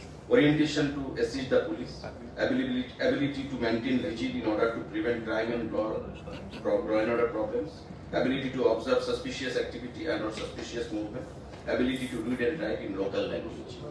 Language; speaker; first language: English; non-native, local second language; Bangla